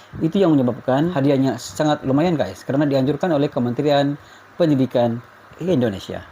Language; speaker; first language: Malay; native; Malay